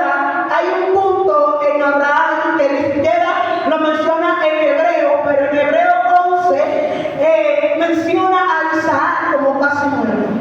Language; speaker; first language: Spanish; native; Spanish